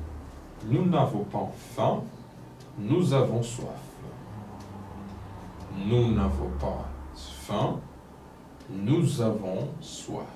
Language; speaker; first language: French; non-native, fluent; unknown